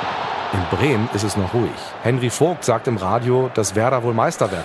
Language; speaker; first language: German; native; German